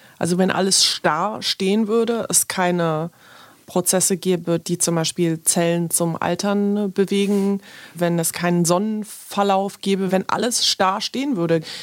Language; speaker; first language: German; early bilingual, other home language; Polish